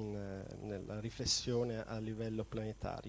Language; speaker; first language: Italian; native; Italian